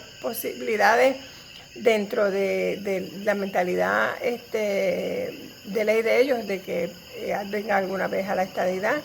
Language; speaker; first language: Spanish; native; Spanish